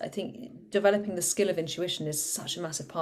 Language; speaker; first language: English; native; English